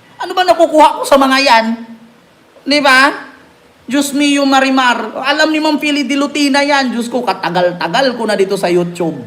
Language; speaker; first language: Filipino; native; Filipino